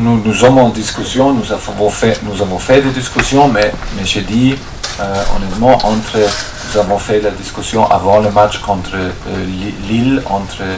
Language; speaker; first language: French; non-native, fluent; German